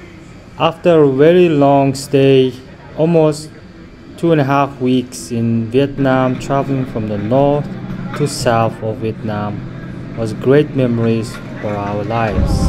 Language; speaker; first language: English; non-native, fluent; Mongolian